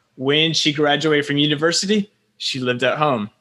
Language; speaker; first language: English; native; English